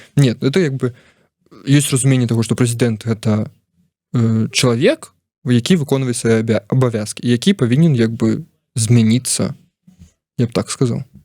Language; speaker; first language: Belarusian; non-native, local second language; Russian